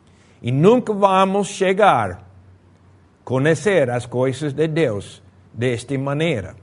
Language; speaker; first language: Portuguese; non-native, fluent; Spanish